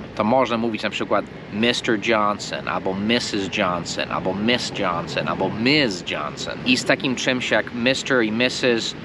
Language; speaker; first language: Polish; non-native, fluent; English